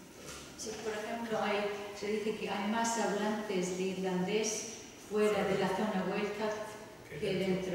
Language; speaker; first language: Spanish; non-native, fluent; English